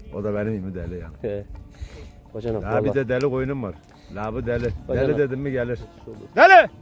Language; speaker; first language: Turkish; native; Turkish